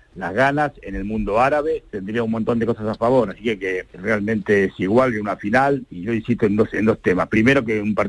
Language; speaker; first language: Spanish; native; Spanish